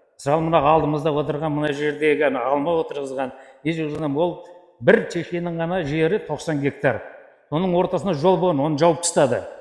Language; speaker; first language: Kazakh; native; Kazakh